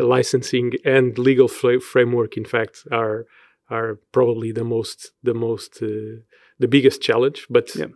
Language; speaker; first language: English; non-native, fluent; Portuguese